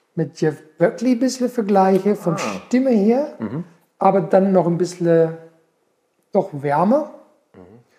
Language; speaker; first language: German; non-native, fluent; Dutch